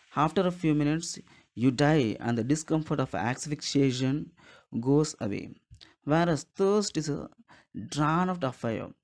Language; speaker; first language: English; non-native, local second language; Tamil